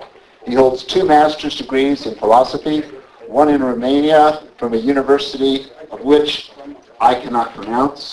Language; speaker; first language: English; native; English